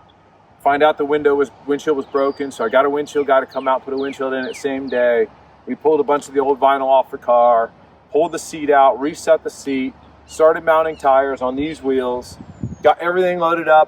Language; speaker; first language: English; native; English